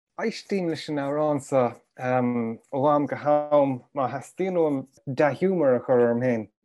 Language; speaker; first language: Irish; native; Irish